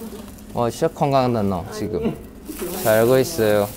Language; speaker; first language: Korean; non-native, fluent; Thai